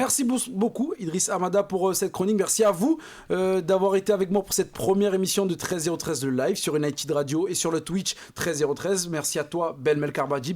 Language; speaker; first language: French; native; French